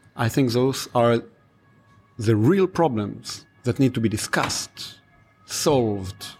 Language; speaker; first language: English; non-native, fluent; Hebrew